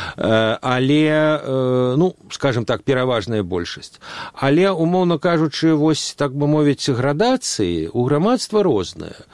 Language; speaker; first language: Belarusian; non-native, local second language; Russian